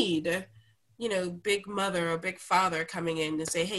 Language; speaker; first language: English; native; English